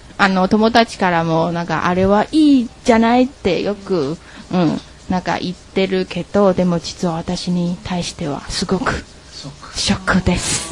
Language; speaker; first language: Japanese; non-native, fluent; Chinese